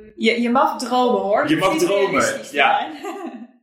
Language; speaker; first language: Dutch; native; Dutch